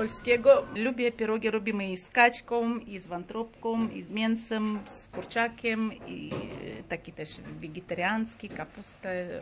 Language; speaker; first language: Polish; non-native, fluent; Crimean Tatar